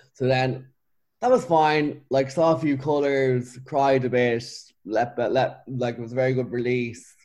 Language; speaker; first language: English; native; English